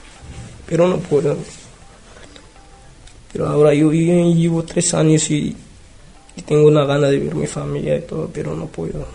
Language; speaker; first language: Spanish; non-native, learner; Arabic